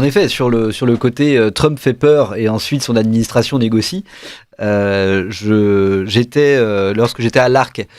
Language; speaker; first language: French; native; French